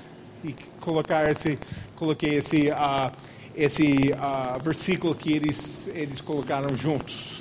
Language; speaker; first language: Portuguese; non-native, fluent; English